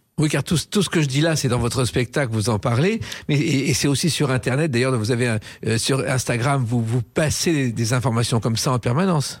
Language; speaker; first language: French; native; French